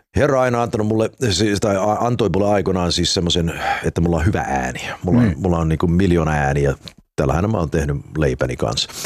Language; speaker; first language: Finnish; early bilingual, heritage; Finnish